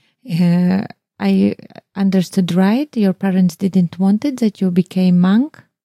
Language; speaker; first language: English; non-native, learner; Latvian